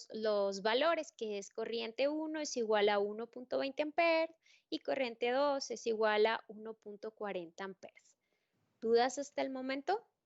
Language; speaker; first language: Spanish; native; Spanish